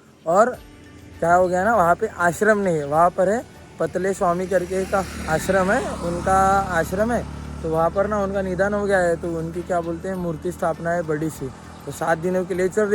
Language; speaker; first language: Hindi; non-native, local second language; Marathi